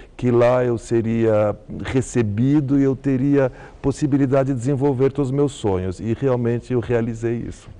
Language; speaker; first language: Portuguese; early bilingual, heritage; Arabic